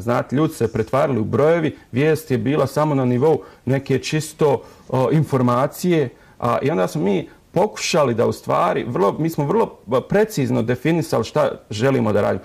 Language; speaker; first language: Serbian; native; Serbian